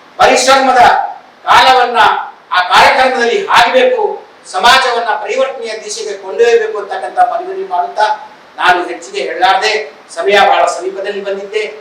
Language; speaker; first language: Kannada; non-native, local second language; Lambadi